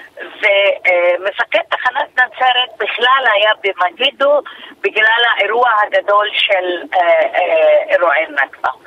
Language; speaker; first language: Hebrew; non-native, local second language; Arabic